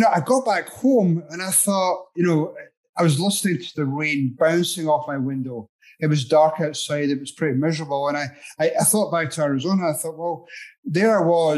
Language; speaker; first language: English; native; English